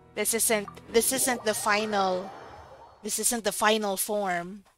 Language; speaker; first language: English; non-native, local second language; Filipino